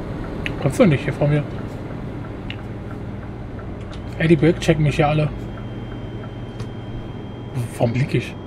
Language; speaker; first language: German; native; German